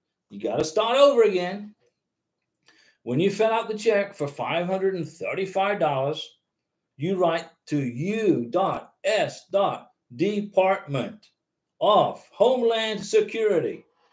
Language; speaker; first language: English; native; English